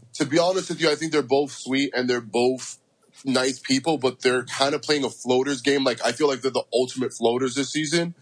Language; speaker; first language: English; early bilingual, other home language; Spanish